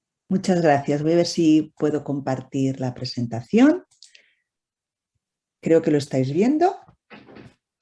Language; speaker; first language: Spanish; native; Spanish